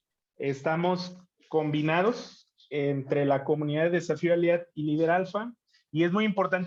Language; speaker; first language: Spanish; native; Spanish